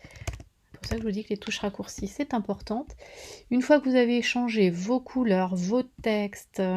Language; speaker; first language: French; native; French